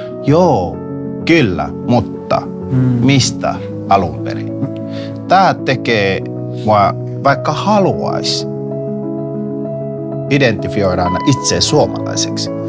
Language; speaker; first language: Finnish; non-native, fluent; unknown